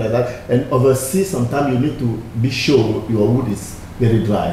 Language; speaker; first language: English; non-native, fluent; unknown